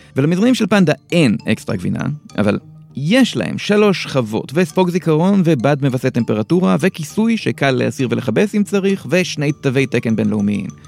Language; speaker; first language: Hebrew; native; Hebrew